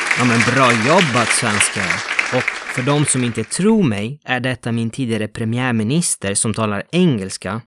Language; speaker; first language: Swedish; non-native, fluent; Italian